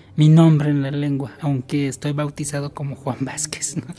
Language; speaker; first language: Spanish; non-native, local second language; Tzotzil